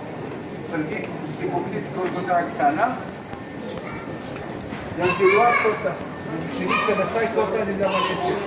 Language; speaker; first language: Indonesian; non-native, learner; Hebrew